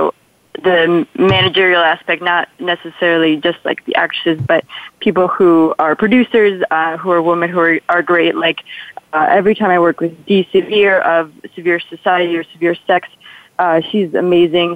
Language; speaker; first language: English; non-native, fluent; Polish